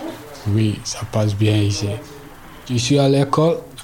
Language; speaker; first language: French; non-native, learner; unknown